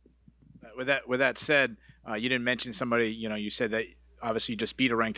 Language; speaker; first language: English; native; English